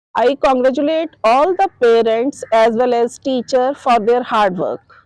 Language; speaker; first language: English; non-native, local second language; Punjabi